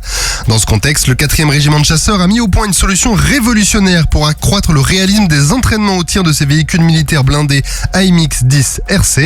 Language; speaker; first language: French; native; French